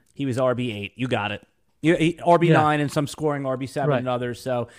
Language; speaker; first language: English; native; English